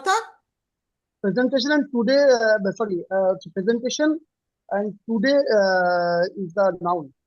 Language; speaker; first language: English; non-native, learner; Hindi